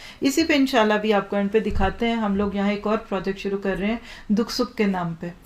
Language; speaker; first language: Urdu; native; Urdu